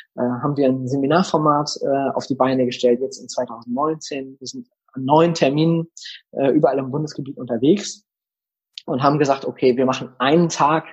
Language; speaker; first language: German; native; German